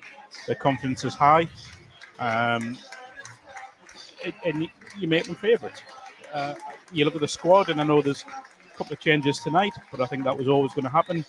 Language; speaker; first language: English; native; English